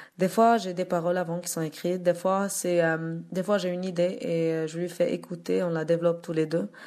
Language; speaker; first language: French; non-native, local second language; Arabic